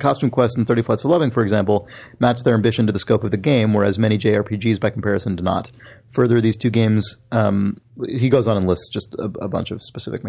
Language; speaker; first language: English; native; English